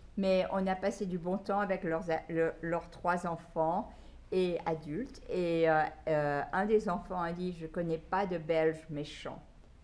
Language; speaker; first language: French; native; French